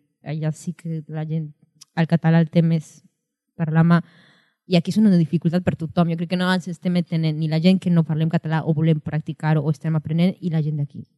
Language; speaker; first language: Catalan; non-native, fluent; Spanish